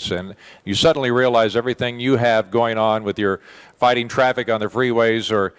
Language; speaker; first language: English; native; English